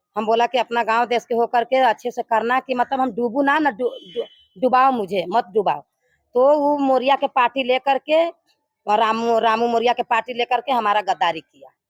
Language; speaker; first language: Hindi; native; Hindi